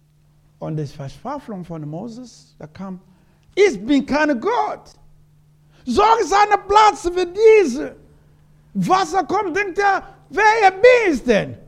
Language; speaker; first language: German; non-native, learner; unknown